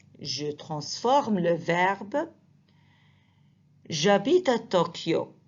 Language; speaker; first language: French; non-native, fluent; Arabic